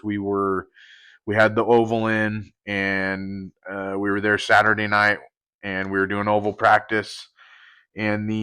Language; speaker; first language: English; native; English